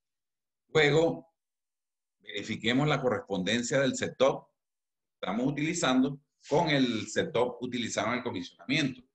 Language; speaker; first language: Spanish; native; Spanish